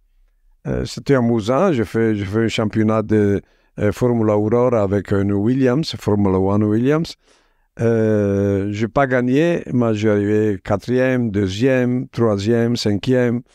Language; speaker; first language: French; non-native, fluent; Italian